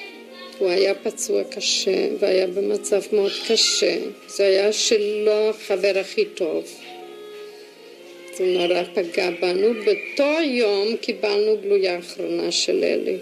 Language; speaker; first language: Hebrew; non-native, fluent; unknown